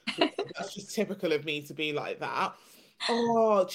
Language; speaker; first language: English; native; English